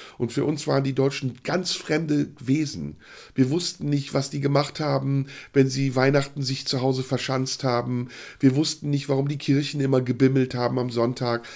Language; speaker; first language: German; early bilingual, other home language; Turkish